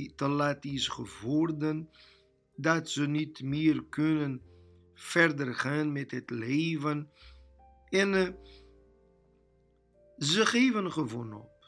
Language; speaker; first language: Dutch; non-native, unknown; Portuguese